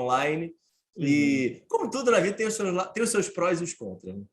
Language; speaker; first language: Portuguese; native; Portuguese